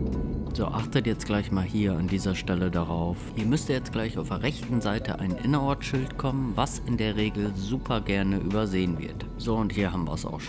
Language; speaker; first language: German; native; German